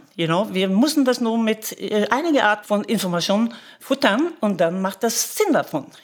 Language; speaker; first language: German; non-native, fluent; Norwegian